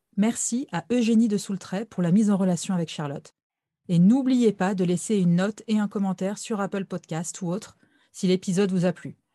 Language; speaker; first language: French; native; French